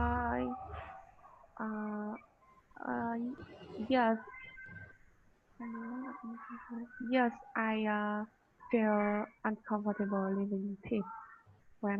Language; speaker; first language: English; non-native, learner; Vietnamese